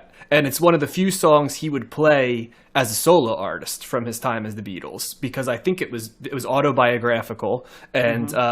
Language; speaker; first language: English; native; English